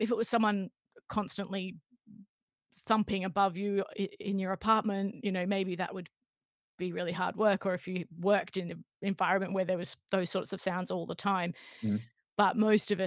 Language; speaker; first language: English; native; English